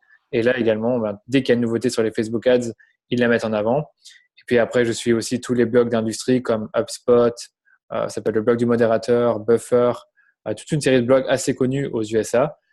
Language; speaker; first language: French; native; French